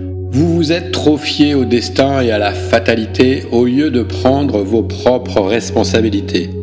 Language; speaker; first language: French; native; French